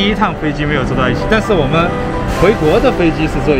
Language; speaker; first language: Chinese; native; Chinese